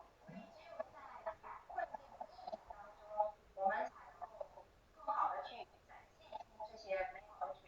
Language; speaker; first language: Chinese; native; Chinese